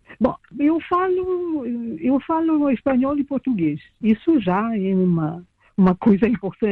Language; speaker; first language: Portuguese; non-native, fluent; French